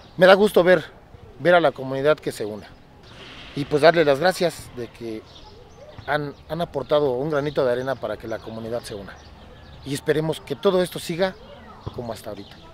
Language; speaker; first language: Spanish; native; Spanish